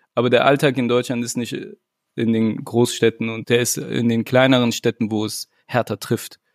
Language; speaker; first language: German; native; German